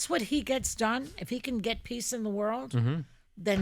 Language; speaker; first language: English; native; English